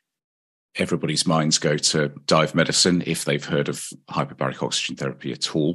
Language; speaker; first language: English; native; English